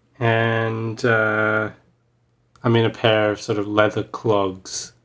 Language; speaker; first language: English; native; English